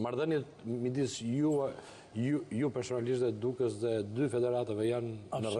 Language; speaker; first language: Albanian; native; Albanian